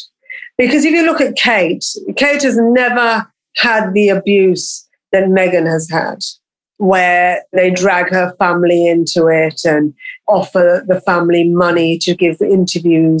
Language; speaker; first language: English; native; English